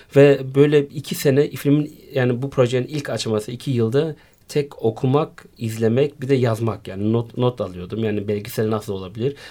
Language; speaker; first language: Turkish; early bilingual, heritage; Turkish